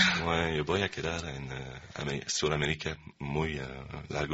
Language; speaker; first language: Spanish; non-native, fluent; French